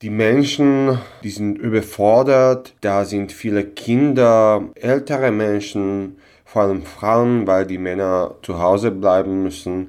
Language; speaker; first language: German; non-native, local second language; Slovak